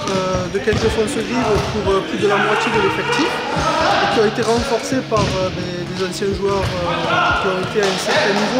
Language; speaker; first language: French; native; French